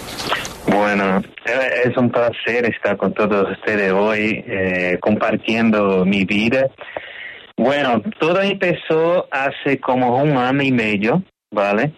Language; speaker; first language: Spanish; non-native, learner; Portuguese